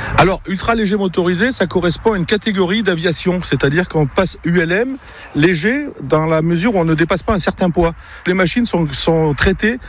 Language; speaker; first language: French; native; French